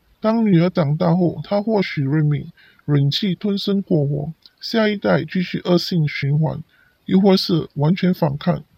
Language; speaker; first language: Chinese; non-native, local second language; Cantonese